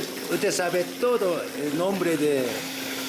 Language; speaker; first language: Spanish; non-native, learner; Korean